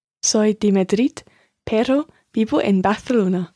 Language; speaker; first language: Spanish; non-native, learner; English